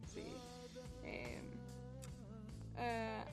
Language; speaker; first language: Italian; non-native, learner; Portuguese